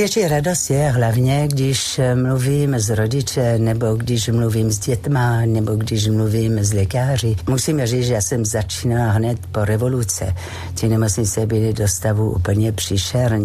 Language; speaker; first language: Czech; non-native, fluent; French